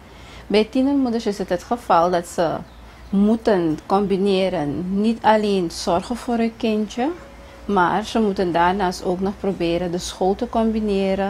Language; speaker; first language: Dutch; native; Dutch